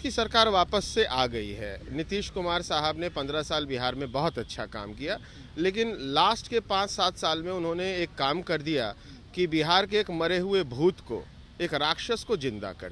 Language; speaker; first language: Hindi; native; Hindi